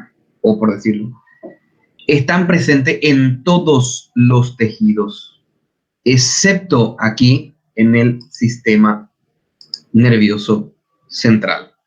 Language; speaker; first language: Spanish; native; Spanish